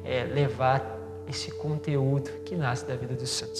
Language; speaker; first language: Portuguese; native; Portuguese